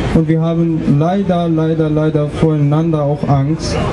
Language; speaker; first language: German; non-native, learner; Persian